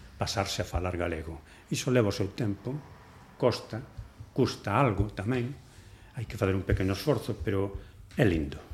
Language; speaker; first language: Galician; non-native, local second language; Spanish